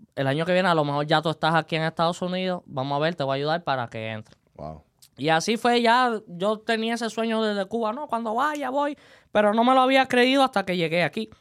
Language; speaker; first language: Spanish; native; Spanish